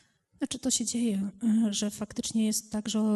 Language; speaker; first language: Polish; native; Polish